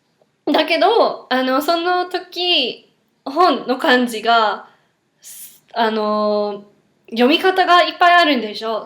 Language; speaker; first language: Japanese; non-native, fluent; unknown